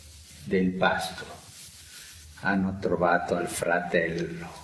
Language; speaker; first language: Italian; non-native, fluent; Spanish